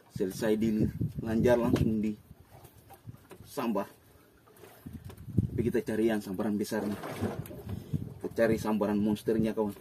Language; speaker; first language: Indonesian; native; Indonesian